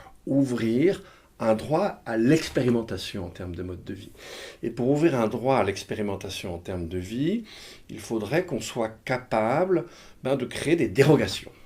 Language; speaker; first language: French; native; French